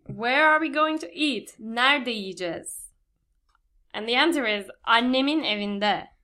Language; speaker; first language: English; non-native, fluent; Turkish